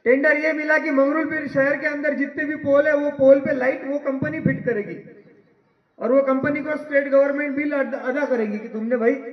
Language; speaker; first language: Hindi; non-native, local second language; Marathi